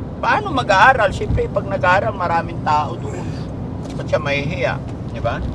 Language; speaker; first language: Filipino; native; Filipino